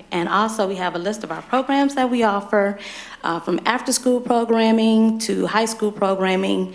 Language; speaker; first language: English; native; English